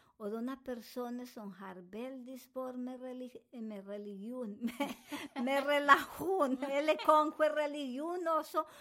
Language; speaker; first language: Swedish; non-native, learner; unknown